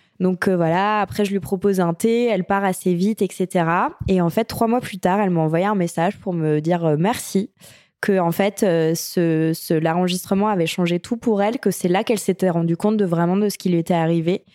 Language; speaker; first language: French; native; French